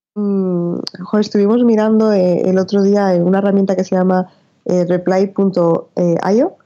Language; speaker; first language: Spanish; native; Spanish